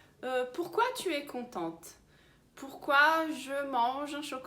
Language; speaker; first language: French; early bilingual, heritage; Portuguese